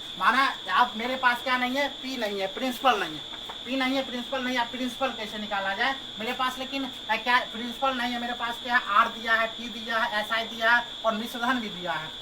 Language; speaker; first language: Hindi; native; Hindi